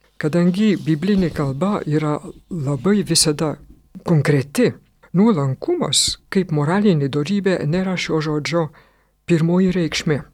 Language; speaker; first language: Lithuanian; non-native, fluent; French